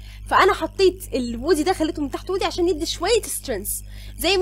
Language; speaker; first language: Arabic; native; Arabic